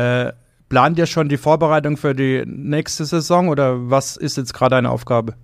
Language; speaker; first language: German; native; German